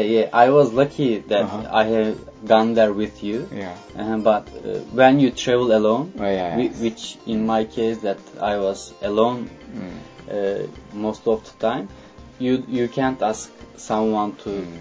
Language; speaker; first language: English; non-native, fluent; Turkish